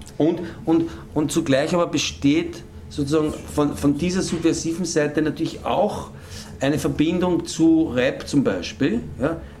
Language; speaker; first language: German; native; German